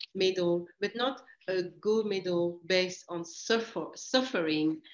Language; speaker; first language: English; early bilingual, other home language; French